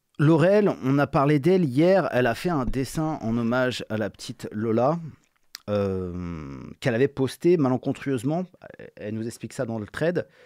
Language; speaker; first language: French; native; French